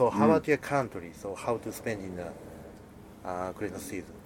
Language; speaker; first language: English; non-native, learner; Japanese